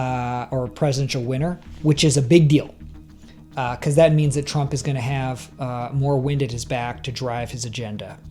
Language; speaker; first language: English; native; English